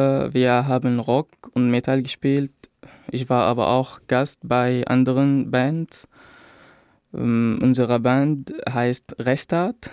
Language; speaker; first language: German; non-native, fluent; Arabic